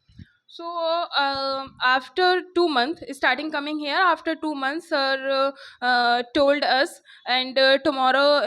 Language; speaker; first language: English; non-native, local second language; Hindi